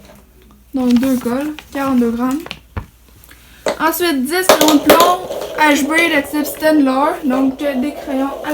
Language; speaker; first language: French; native; French